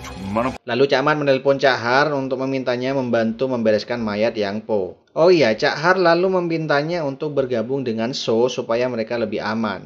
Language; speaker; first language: Indonesian; native; Indonesian